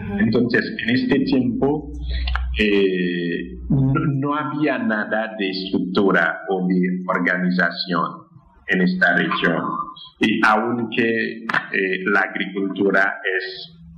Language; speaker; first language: Spanish; non-native, fluent; Haitian Creole